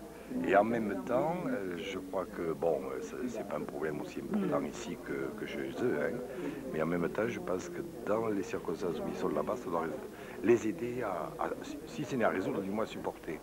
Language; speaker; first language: French; native; French